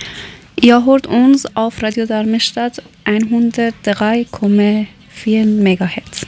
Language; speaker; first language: German; non-native, learner; Persian